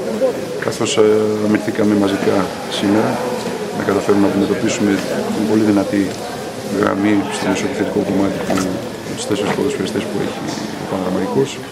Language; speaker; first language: Greek; native; Greek